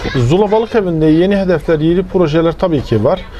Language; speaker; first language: Turkish; native; Turkish